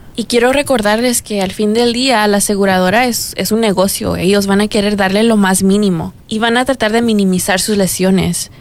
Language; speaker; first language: Spanish; early bilingual, heritage; Spanish